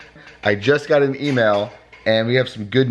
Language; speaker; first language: English; native; English